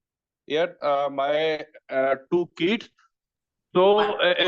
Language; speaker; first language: English; non-native, learner; Urdu